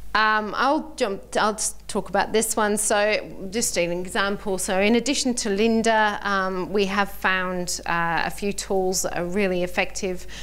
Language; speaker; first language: English; native; English